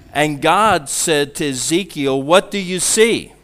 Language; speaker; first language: English; native; English